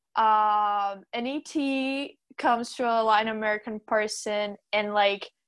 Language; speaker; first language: English; non-native, fluent; Portuguese